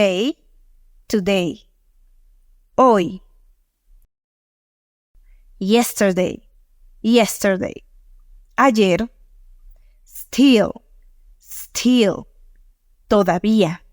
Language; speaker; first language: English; non-native, fluent; Spanish